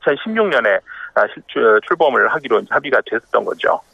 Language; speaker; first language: Korean; native; Korean